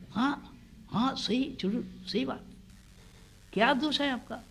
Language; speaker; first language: Hindi; non-native, local second language; Bangla